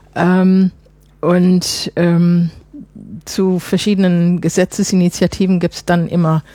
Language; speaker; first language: German; non-native, fluent; English